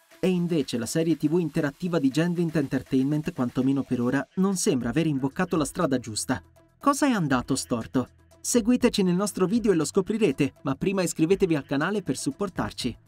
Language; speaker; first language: Italian; native; Italian